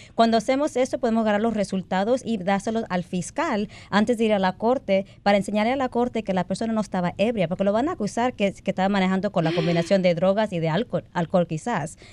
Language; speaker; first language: Spanish; early bilingual, heritage; Spanish